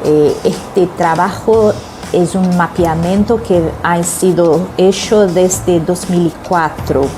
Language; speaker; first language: Spanish; non-native, learner; Portuguese